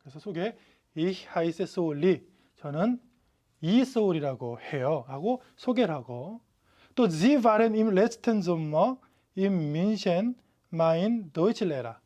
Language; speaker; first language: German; non-native, fluent; Korean